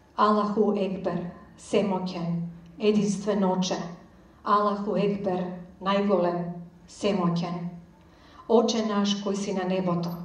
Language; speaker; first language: Macedonian; native; Macedonian